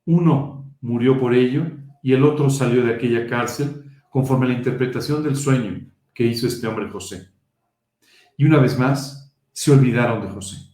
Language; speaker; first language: Spanish; native; Spanish